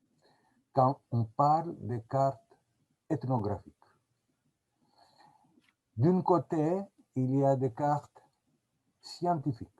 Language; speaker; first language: French; non-native, fluent; Greek